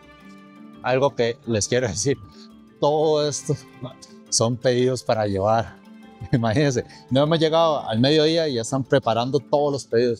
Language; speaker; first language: Spanish; early bilingual, other home language; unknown